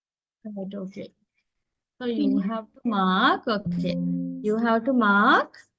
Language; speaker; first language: English; non-native, local second language; Sinhala